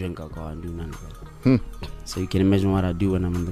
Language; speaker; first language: English; non-native, local second language; Tswana